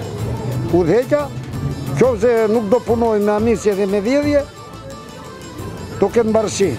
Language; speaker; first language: Albanian; native; Albanian